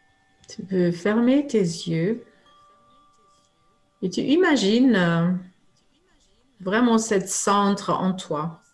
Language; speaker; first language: French; non-native, fluent; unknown